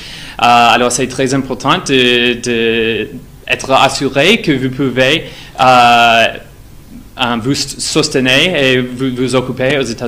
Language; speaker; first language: French; non-native, fluent; English